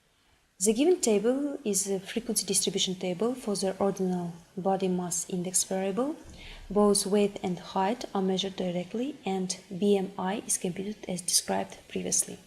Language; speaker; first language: English; non-native, fluent; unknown